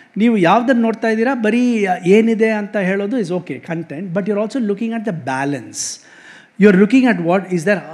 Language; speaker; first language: English; non-native, local second language; Kannada